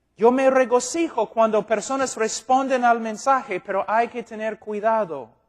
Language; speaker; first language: Spanish; non-native, fluent; English